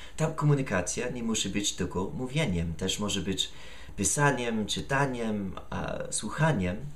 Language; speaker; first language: Polish; non-native, fluent; English